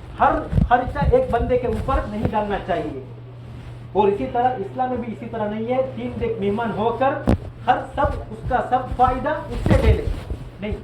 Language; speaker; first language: Hindi; non-native, local second language; Tamil